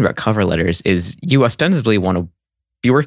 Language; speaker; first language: English; native; English